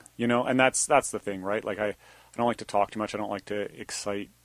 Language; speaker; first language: English; native; English